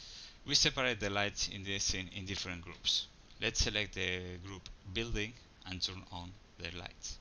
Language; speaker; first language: English; non-native, fluent; Spanish